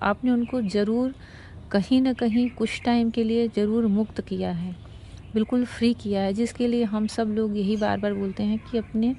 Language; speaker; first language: Hindi; native; Hindi